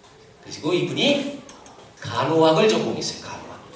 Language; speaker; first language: Korean; native; Korean